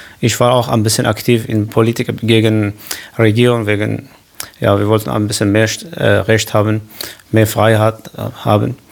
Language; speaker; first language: German; non-native, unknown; Kurdish